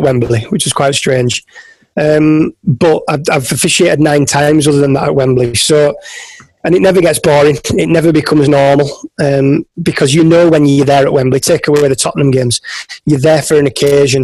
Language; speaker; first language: English; native; English